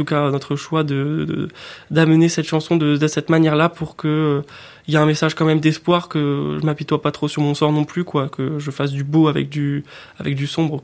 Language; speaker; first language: French; native; French